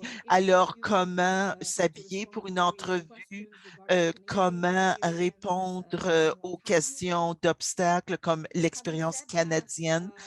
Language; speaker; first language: French; non-native, fluent; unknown